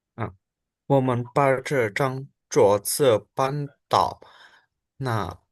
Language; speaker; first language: Chinese; non-native, learner; Indonesian